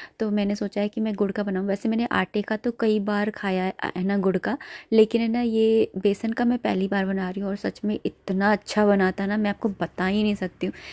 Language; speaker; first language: Hindi; native; Hindi